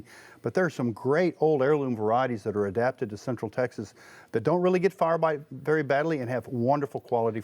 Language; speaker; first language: English; native; English